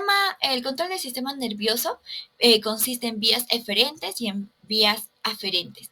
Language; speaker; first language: Spanish; native; Spanish